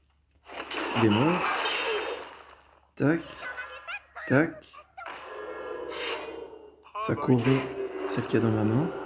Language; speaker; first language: French; native; French